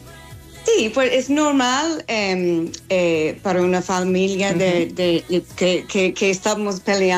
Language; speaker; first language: Spanish; non-native, learner; English